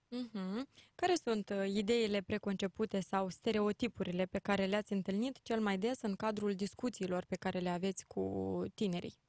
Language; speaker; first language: Romanian; native; Romanian